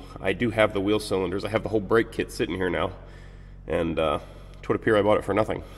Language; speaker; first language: English; native; English